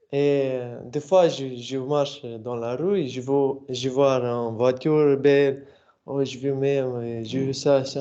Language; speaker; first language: French; non-native, learner; Russian